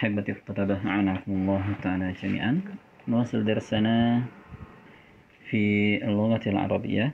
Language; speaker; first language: Arabic; non-native, fluent; Indonesian